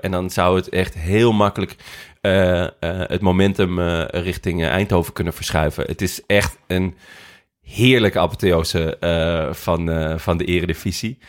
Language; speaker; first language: Dutch; native; Dutch